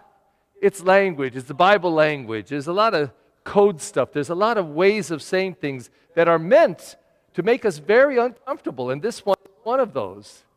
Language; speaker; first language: English; native; English